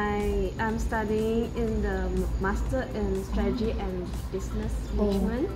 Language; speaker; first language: English; non-native, fluent; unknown